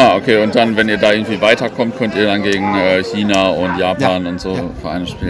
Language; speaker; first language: German; native; German